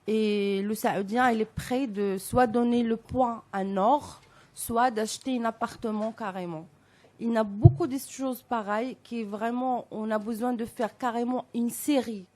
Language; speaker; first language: French; non-native, local second language; Arabic